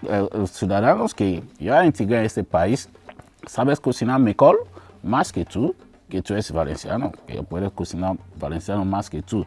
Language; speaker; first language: Spanish; non-native, learner; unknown